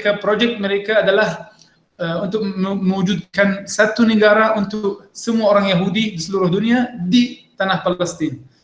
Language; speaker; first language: Malay; non-native, learner; Arabic